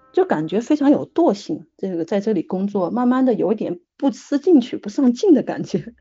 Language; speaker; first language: Chinese; native; Chinese